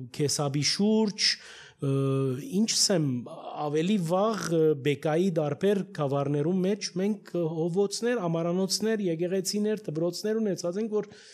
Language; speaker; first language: Armenian; early bilingual, heritage; Armenian